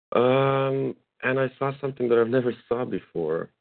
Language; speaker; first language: English; non-native, fluent; Russian